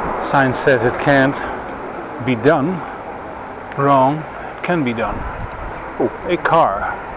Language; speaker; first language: English; non-native, fluent; Dutch